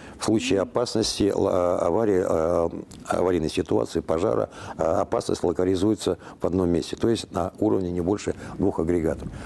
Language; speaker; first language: Russian; native; Russian